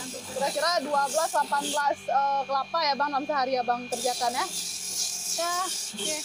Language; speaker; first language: Indonesian; native; Indonesian